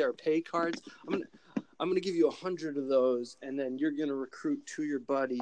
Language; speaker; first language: English; native; English